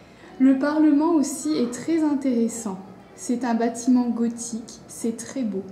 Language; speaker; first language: French; non-native, learner; English